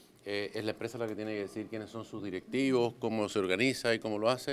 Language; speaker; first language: Spanish; native; Spanish